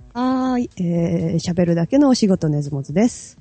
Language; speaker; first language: Japanese; native; Japanese